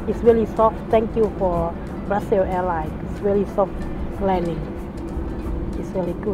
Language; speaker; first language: English; non-native, learner; Thai